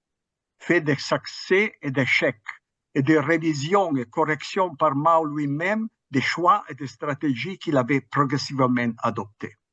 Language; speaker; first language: French; non-native, fluent; Italian